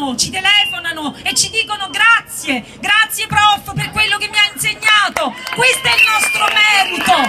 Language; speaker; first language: Italian; native; Italian